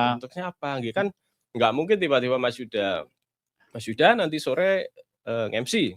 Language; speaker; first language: Indonesian; native; Indonesian